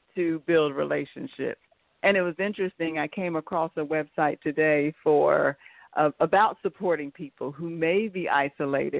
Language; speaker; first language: English; native; English